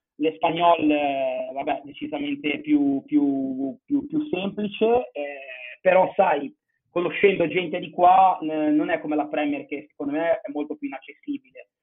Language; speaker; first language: Italian; native; Italian